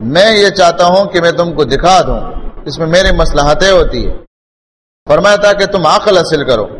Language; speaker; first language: Urdu; non-native, local second language; Pashto